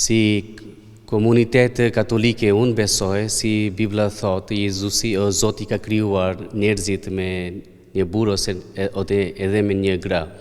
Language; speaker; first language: Albanian; non-native, learner; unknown